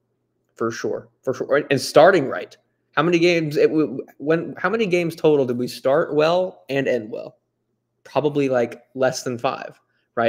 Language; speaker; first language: English; native; English